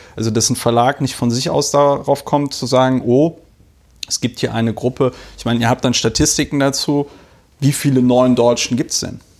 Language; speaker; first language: German; native; German